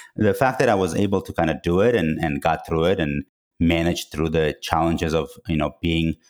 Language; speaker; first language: English; non-native, fluent; Georgian